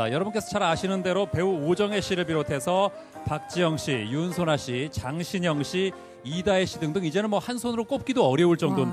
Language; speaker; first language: Korean; native; Korean